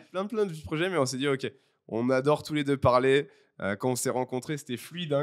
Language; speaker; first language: French; native; French